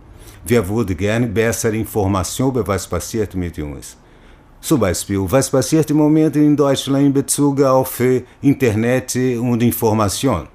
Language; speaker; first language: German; non-native, learner; Portuguese